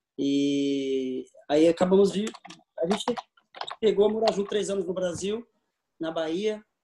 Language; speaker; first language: Portuguese; native; Portuguese